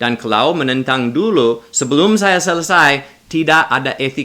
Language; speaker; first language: Indonesian; non-native, learner; English